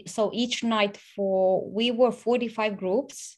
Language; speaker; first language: English; non-native, fluent; Romanian